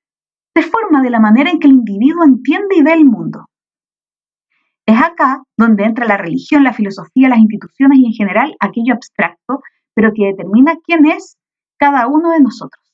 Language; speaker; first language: Spanish; native; Spanish